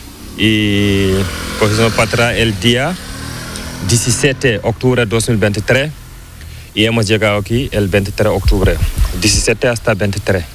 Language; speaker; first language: Spanish; non-native, learner; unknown